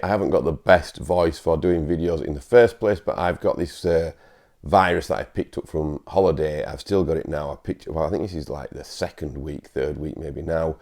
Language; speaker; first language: English; native; English